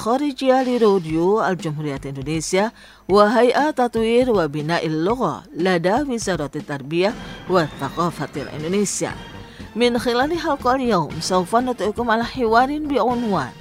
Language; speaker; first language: Arabic; non-native, fluent; Indonesian